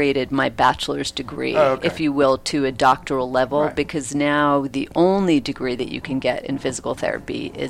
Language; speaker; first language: English; native; English